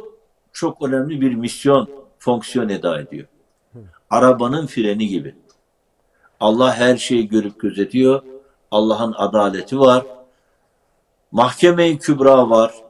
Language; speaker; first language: Turkish; native; Turkish